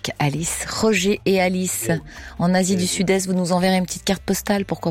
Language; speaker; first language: French; native; French